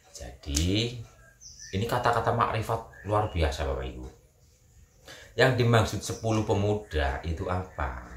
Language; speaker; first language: Indonesian; native; Indonesian